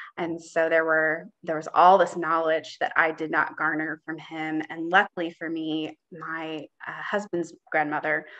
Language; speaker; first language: English; native; English